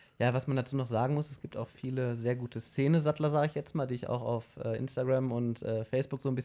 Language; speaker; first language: German; native; German